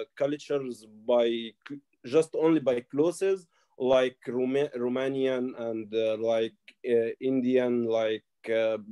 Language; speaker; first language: English; non-native, learner; Arabic